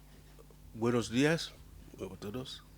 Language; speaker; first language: Spanish; non-native, fluent; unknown